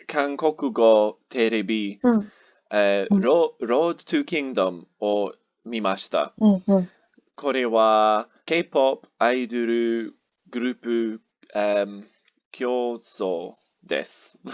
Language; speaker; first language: Japanese; non-native, learner; English